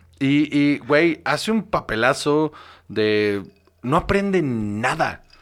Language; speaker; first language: Spanish; native; Spanish